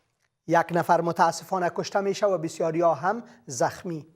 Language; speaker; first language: Persian; native; Persian